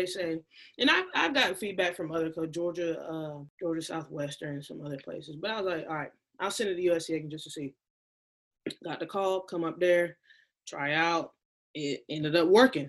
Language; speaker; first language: English; native; English